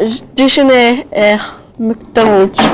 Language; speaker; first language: French; non-native, learner; English